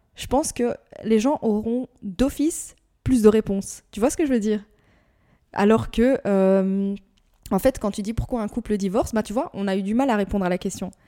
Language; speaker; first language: French; native; French